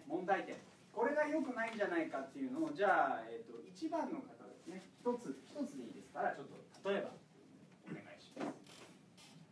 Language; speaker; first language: Japanese; native; Japanese